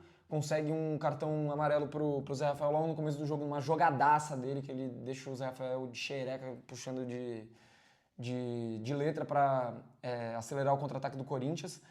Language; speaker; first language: Portuguese; native; Portuguese